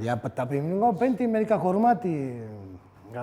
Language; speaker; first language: Indonesian; non-native, fluent; Spanish